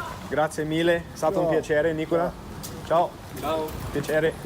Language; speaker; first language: Italian; non-native, fluent; English